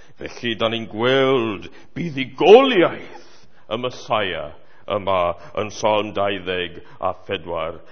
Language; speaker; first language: Welsh; non-native, fluent; English